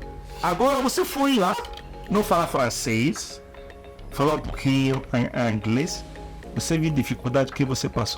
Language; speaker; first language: Portuguese; non-native, learner; Igbo